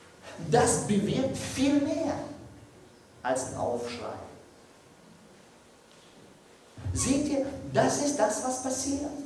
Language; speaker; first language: German; non-native, fluent; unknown